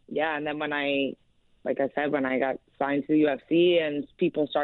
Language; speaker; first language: English; native; English